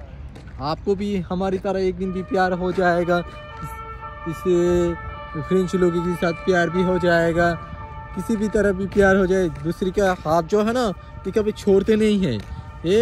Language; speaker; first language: Hindi; non-native, learner; Bangla